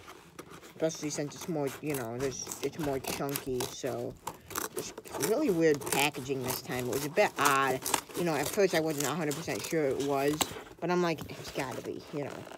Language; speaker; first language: English; native; English